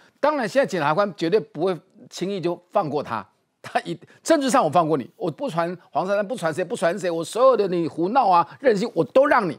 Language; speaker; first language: Chinese; native; Chinese